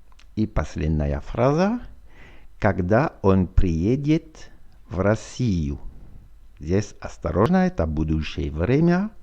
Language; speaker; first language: Russian; non-native, fluent; French